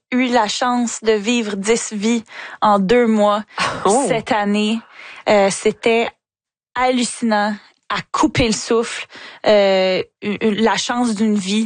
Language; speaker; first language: French; native; French